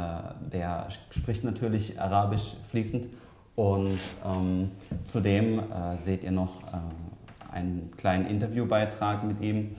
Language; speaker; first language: German; native; German